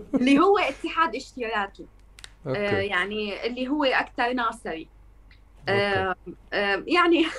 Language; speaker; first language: Arabic; native; Arabic